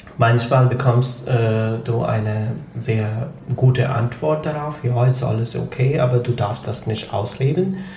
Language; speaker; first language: German; non-native, fluent; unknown